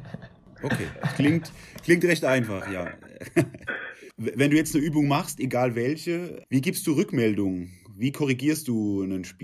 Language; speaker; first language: German; native; German